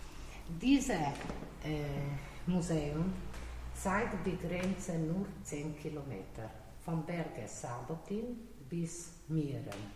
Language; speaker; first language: German; non-native, learner; Slovenian